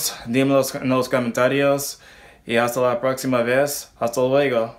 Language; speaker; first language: Spanish; non-native, learner; English